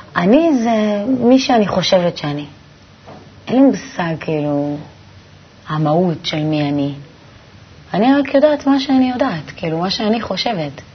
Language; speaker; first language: Hebrew; native; Hebrew